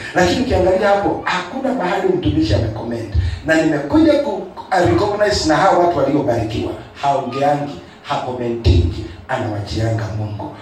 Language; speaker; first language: Swahili; non-native, local second language; Kikuyu